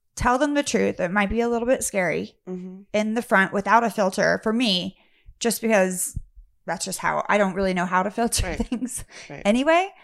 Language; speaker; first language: English; native; English